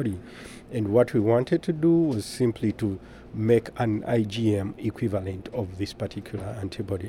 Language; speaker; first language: English; non-native, local second language; Ganda